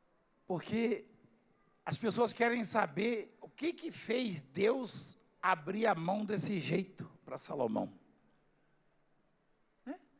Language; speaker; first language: Portuguese; native; Portuguese